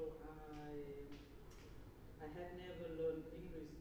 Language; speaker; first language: English; non-native, learner; Vietnamese